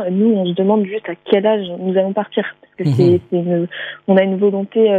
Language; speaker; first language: French; native; French